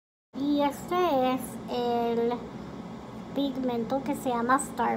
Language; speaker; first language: Spanish; early bilingual, heritage; Spanish